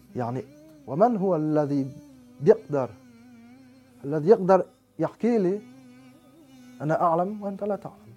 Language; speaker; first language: Arabic; non-native, fluent; French